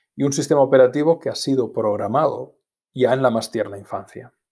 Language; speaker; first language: Spanish; native; Spanish